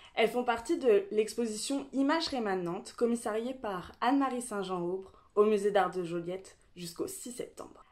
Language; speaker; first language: French; native; French